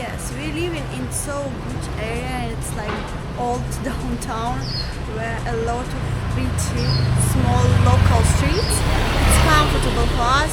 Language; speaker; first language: English; non-native, learner; Russian